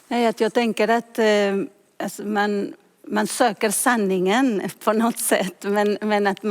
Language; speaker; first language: Swedish; non-native, fluent; Spanish